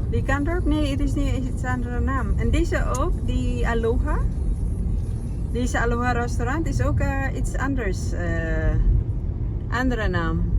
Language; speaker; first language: Dutch; non-native, learner; Cebuano